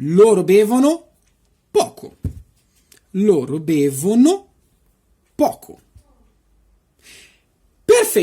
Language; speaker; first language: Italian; non-native, fluent; Portuguese